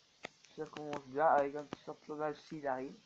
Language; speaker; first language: French; native; French